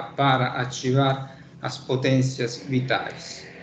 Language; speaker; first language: Portuguese; non-native, fluent; Italian